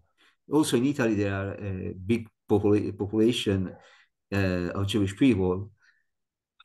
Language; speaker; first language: English; non-native, learner; Italian